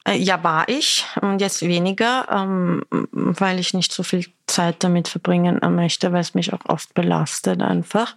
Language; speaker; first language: German; early bilingual, other home language; Persian